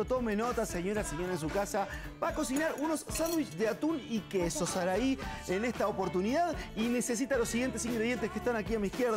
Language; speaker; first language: Spanish; native; Spanish